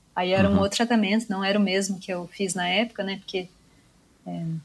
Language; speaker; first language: Portuguese; native; Portuguese